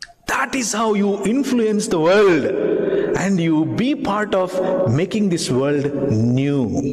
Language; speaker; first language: English; non-native, local second language; Telugu